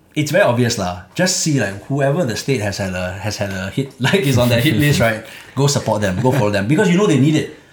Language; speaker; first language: English; native; English